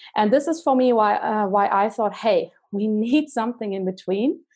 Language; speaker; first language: English; non-native, fluent; German